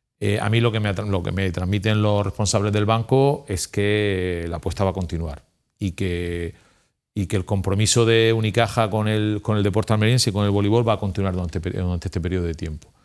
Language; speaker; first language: Spanish; native; Spanish